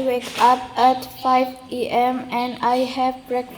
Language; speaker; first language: English; non-native, learner; Indonesian